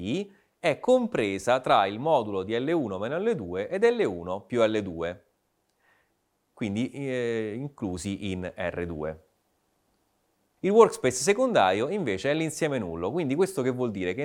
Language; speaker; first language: Italian; native; Italian